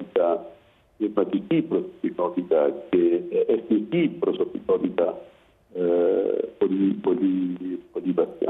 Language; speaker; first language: Greek; non-native, fluent; Arabic